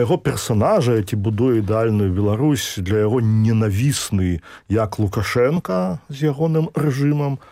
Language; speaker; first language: Polish; non-native, learner; Belarusian